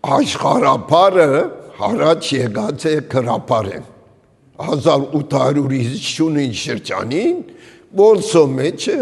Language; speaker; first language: Armenian; early bilingual, heritage; Armenian